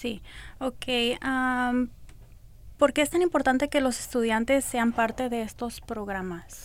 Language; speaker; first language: Spanish; early bilingual, other home language; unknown